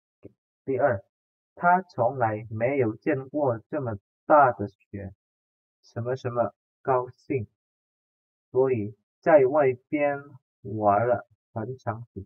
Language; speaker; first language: Chinese; non-native, fluent; Indonesian